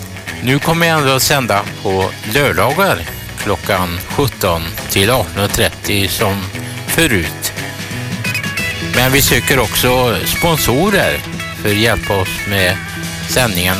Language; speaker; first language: Swedish; native; Swedish